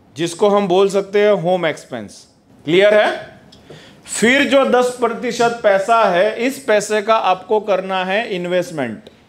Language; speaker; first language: Hindi; non-native, local second language; Gujarati